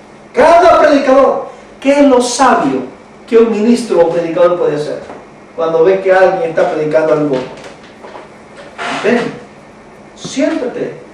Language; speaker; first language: Spanish; native; Spanish